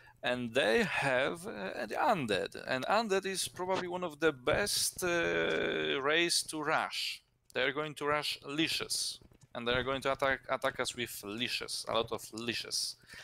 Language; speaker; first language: English; non-native, fluent; Polish